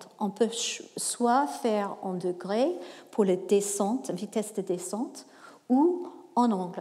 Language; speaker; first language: French; non-native, fluent; English